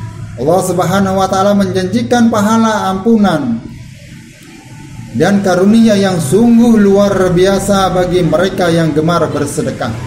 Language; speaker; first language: Indonesian; native; Indonesian